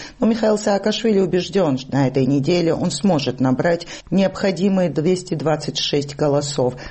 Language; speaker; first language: Russian; non-native, local second language; Georgian